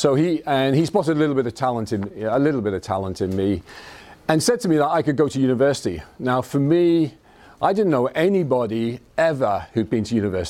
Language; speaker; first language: English; native; English